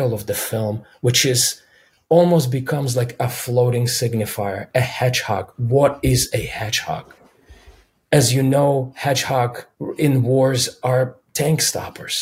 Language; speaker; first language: English; non-native, fluent; Russian